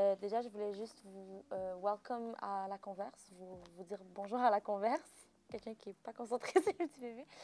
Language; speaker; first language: French; native; French